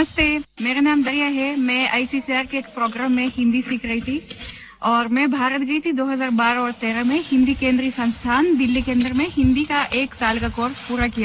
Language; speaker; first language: Hindi; non-native, fluent; Russian